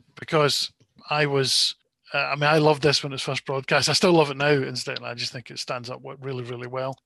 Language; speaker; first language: English; native; English